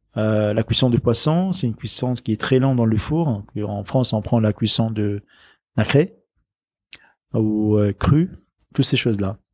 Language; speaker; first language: French; non-native, local second language; Arabic